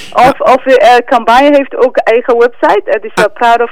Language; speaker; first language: Dutch; non-native, fluent; Somali